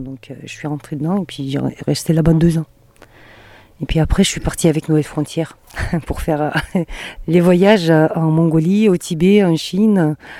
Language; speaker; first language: French; non-native, fluent; Mongolian